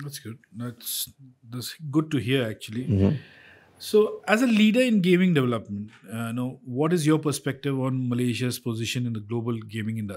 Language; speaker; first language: English; non-native, local second language; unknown